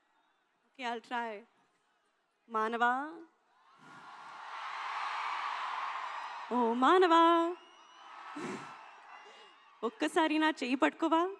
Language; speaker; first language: Telugu; non-native, learner; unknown